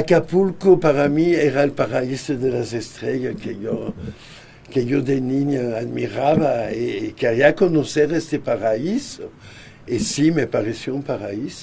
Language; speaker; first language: Spanish; non-native, fluent; French